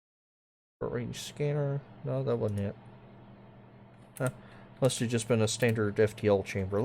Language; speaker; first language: English; native; English